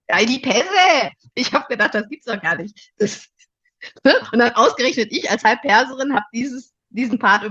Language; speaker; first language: German; native; German